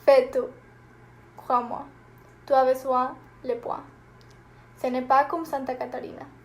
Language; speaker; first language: French; non-native, learner; Spanish